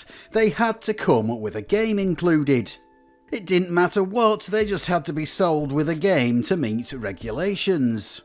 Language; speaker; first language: English; native; English